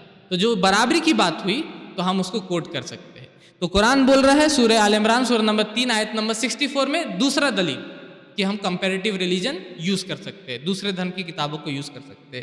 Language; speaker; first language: Urdu; native; Urdu